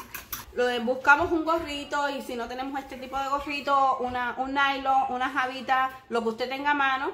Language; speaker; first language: Spanish; native; Spanish